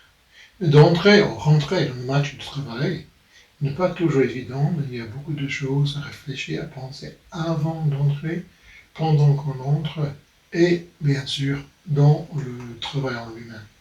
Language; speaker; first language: French; non-native, fluent; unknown